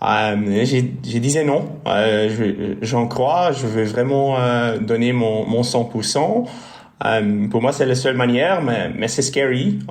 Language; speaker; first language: French; non-native, local second language; Dutch